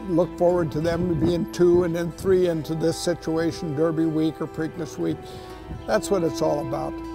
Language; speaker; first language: English; native; English